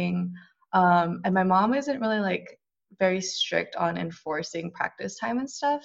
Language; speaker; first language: English; native; English